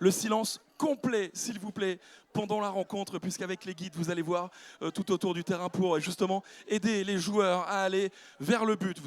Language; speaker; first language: French; native; French